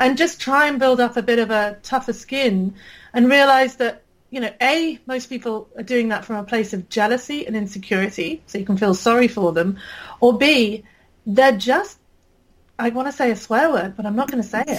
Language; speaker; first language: English; native; English